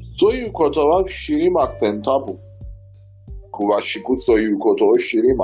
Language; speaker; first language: Japanese; non-native, learner; Persian